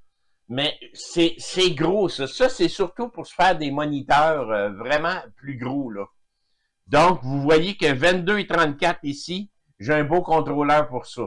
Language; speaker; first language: French; native; French